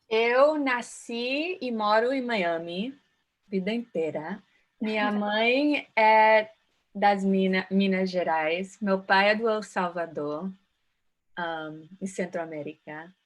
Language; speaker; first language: Portuguese; early bilingual, heritage; Portuguese